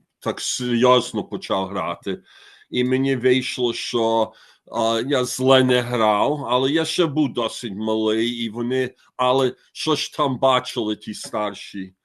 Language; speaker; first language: Ukrainian; early bilingual, heritage; Ukrainian